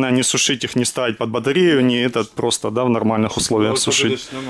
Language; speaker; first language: Russian; native; Russian